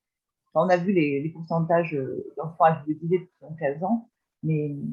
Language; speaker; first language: French; native; French